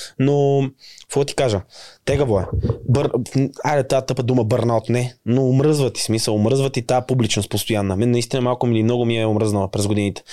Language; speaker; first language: Bulgarian; native; Bulgarian